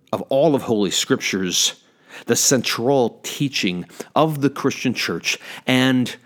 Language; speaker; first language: English; native; English